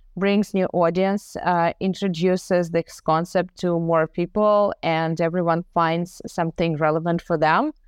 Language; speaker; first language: English; non-native, fluent; Ukrainian